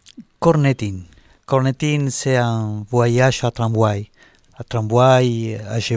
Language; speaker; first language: French; non-native, learner; Spanish